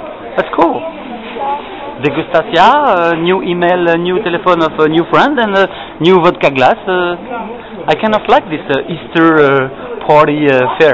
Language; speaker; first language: English; non-native, fluent; French